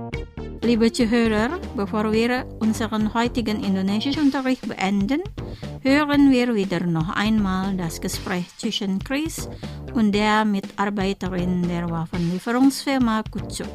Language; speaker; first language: German; non-native, fluent; Indonesian